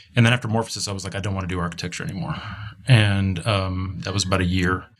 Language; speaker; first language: English; native; English